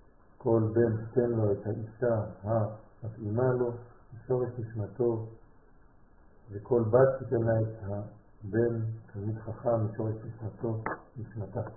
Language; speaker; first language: Hebrew; native; Hebrew